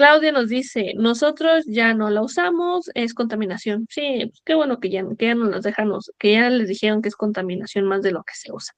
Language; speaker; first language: Spanish; native; Spanish